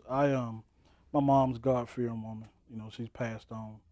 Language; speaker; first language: English; native; English